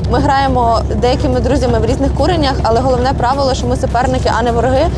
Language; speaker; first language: Ukrainian; native; Ukrainian